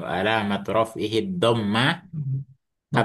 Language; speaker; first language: Arabic; non-native, fluent; Indonesian